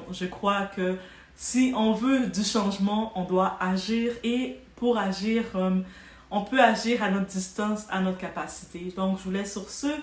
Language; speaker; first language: French; non-native, local second language; Haitian Creole